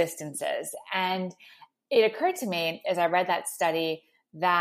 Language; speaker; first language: English; native; English